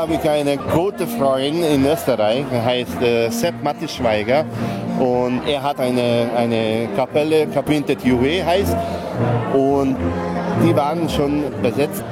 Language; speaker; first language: German; non-native, local second language; Hungarian